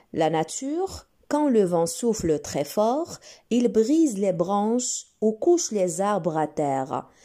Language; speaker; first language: French; non-native, local second language; Arabic